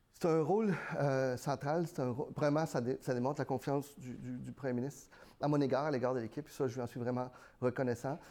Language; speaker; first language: French; early bilingual, other home language; Spanish